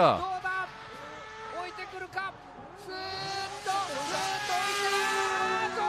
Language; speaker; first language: Japanese; native; Japanese